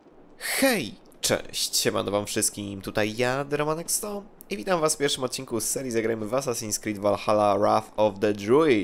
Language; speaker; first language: Polish; native; Polish